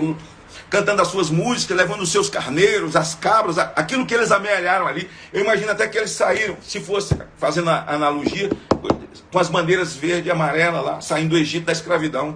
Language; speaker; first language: Portuguese; native; Portuguese